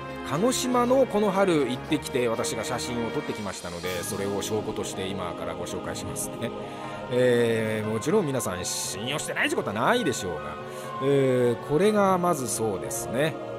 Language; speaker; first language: Japanese; native; Japanese